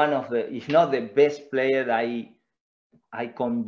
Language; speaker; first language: English; non-native, fluent; Spanish